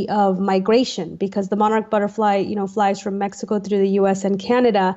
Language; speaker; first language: English; native; English